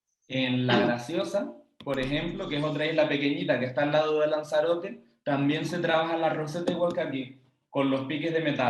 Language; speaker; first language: Spanish; native; Spanish